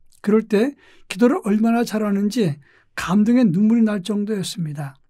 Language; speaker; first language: Korean; native; Korean